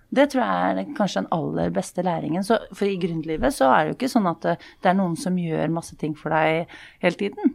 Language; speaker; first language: Norwegian; native; Norwegian